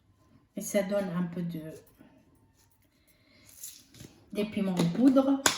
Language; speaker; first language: French; non-native, fluent; Arabic